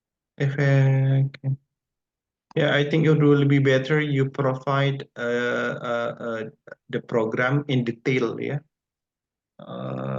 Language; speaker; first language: English; non-native, fluent; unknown